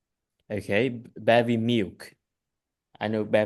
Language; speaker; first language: English; non-native, fluent; Vietnamese